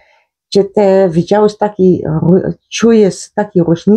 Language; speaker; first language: Polish; non-native, learner; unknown